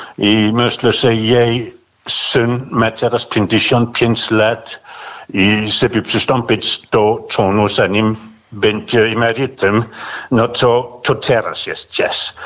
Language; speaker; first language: Polish; non-native, fluent; Danish